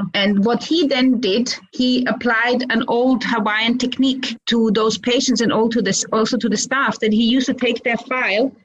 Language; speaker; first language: English; early bilingual, other home language; Croatian